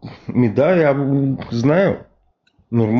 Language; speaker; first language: Russian; non-native, learner; Bulgarian